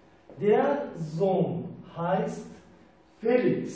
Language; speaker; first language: German; non-native, fluent; Turkish